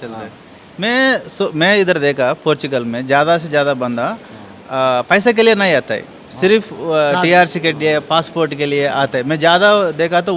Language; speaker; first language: Hindi; non-native, local second language; Telugu